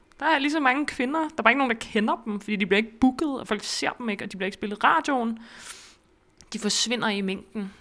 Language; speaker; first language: Danish; native; Danish